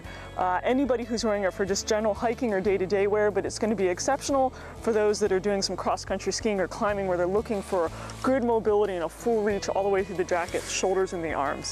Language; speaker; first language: English; native; English